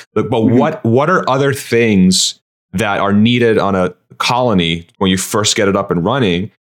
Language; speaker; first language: English; early bilingual, other home language; Persian